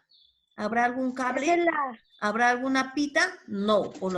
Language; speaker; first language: Spanish; native; Spanish